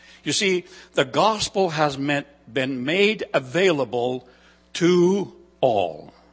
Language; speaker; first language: English; non-native, fluent; Ukrainian